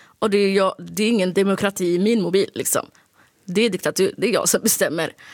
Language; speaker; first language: Swedish; early bilingual, other home language; Turkish